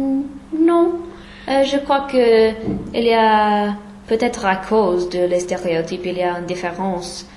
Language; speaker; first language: French; non-native, fluent; English